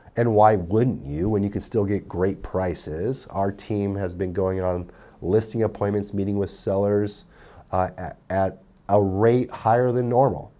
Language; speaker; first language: English; native; English